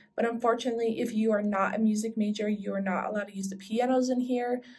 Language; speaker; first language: English; native; English